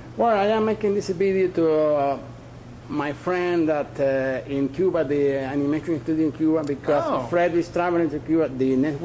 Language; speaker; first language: English; non-native, learner; Spanish